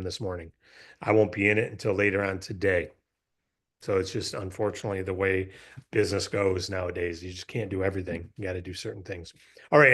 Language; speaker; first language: English; native; English